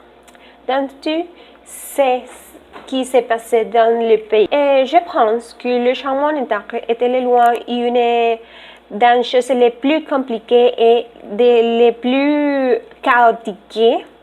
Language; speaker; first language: French; non-native, learner; Spanish